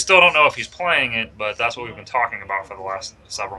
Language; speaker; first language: English; native; English